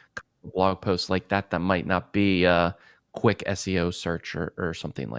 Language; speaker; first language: English; native; English